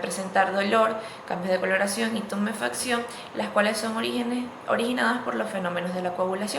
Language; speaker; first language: Spanish; native; Spanish